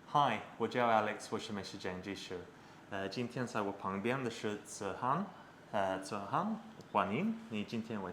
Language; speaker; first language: Chinese; non-native, learner; English